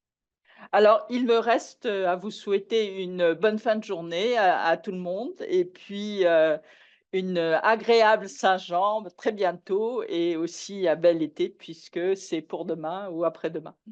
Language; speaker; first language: French; native; French